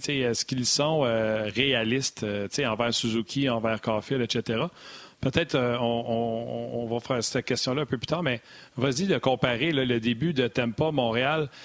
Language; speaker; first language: French; native; French